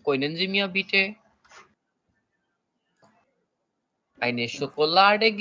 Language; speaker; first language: German; non-native, learner; Bangla